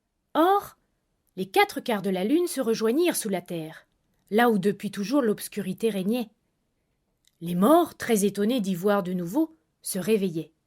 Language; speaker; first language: French; native; French